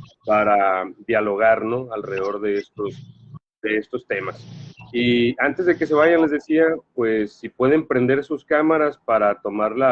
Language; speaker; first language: Spanish; native; Spanish